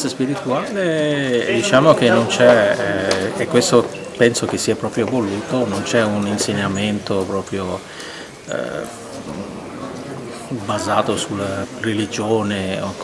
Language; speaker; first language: Italian; non-native, fluent; Malayalam